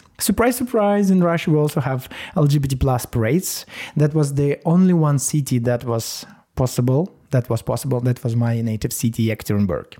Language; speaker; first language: English; non-native, fluent; Russian